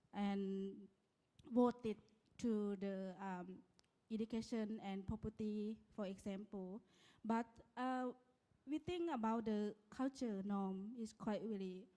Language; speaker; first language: English; non-native, learner; Lao